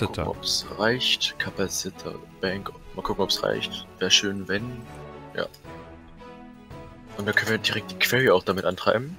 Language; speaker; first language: German; native; German